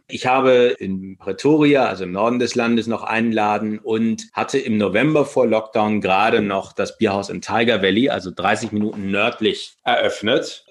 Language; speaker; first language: German; native; German